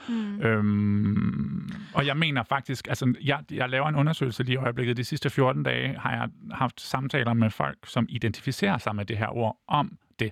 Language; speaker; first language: Danish; native; Danish